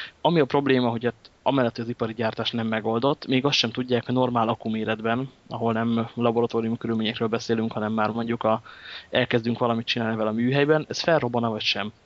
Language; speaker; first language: Hungarian; native; Hungarian